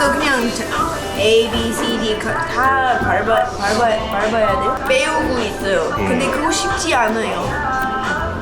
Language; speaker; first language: Korean; non-native, learner; English